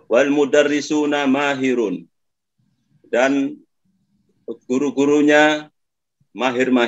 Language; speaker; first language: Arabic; non-native, learner; Indonesian